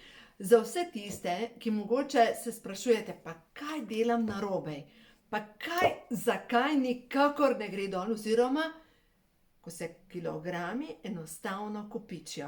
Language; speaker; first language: Slovenian; native; Slovenian